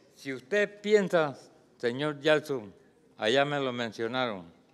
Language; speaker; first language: Spanish; native; Spanish